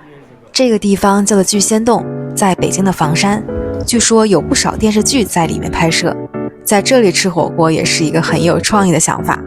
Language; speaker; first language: Chinese; native; Chinese